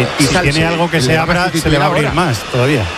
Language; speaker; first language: Spanish; native; Spanish